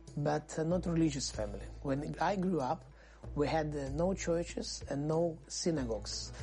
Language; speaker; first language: English; non-native, fluent; Russian